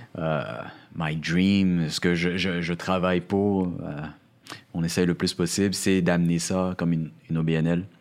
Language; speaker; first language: French; native; French